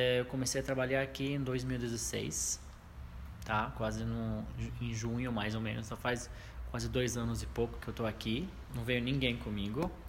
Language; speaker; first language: Portuguese; non-native, fluent; Arabic